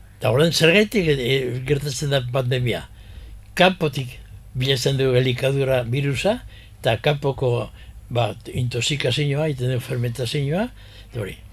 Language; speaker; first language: Basque; early bilingual, heritage; Basque